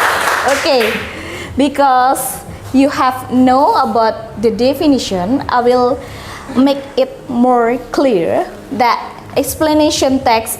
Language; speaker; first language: English; non-native, learner; Indonesian